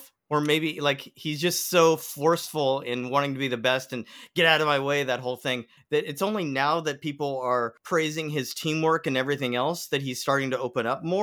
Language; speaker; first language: English; native; English